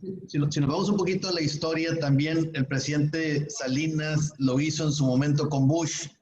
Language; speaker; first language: Spanish; native; Spanish